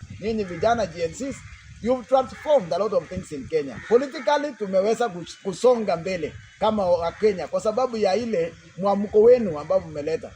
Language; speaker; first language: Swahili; non-native, local second language; Kalenjin